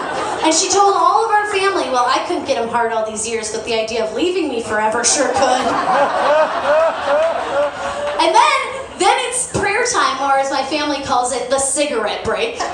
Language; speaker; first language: English; native; English